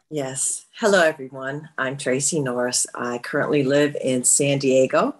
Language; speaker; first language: English; native; English